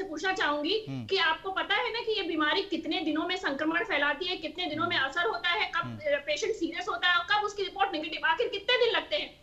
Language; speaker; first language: Hindi; native; Hindi